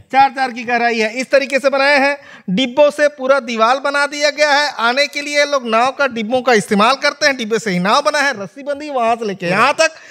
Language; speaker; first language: Hindi; native; Hindi